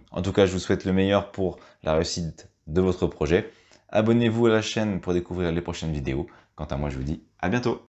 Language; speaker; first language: French; native; French